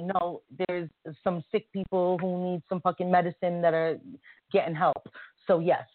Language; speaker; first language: English; native; English